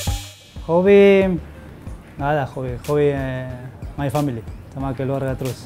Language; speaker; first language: Indonesian; non-native, learner; Spanish